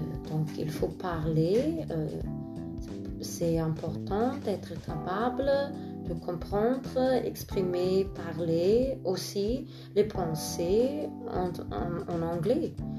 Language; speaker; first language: French; non-native, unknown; German